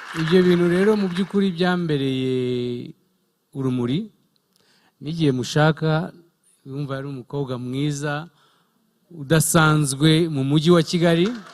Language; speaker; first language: Kinyarwanda; early bilingual, heritage; Kinyarwanda